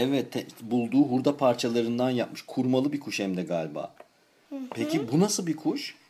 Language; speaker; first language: Turkish; native; Turkish